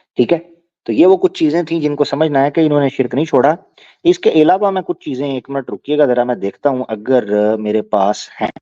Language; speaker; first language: Urdu; non-native, local second language; Punjabi